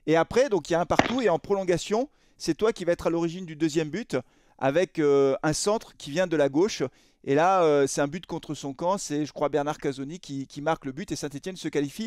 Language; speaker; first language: French; native; French